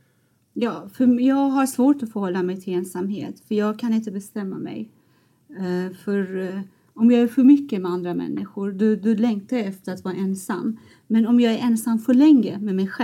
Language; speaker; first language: Swedish; non-native, fluent; Persian